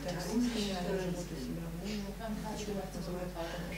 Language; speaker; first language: German; non-native, learner; Russian